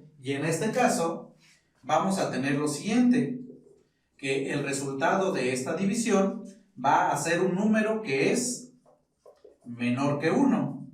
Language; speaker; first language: Spanish; native; Spanish